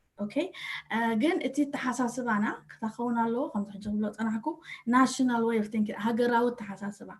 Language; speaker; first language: Tigrinya; early bilingual, heritage; Tigrinya